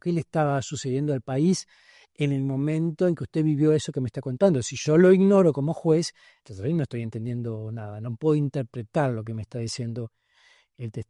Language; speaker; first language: Spanish; native; Spanish